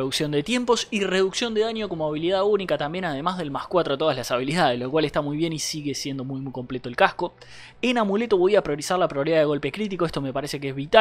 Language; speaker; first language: Spanish; native; Spanish